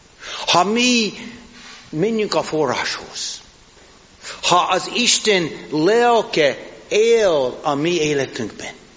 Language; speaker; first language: Hungarian; non-native, fluent; English